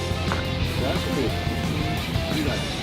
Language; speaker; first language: English; native; English